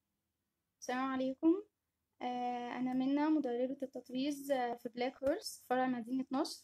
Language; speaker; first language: Arabic; native; Arabic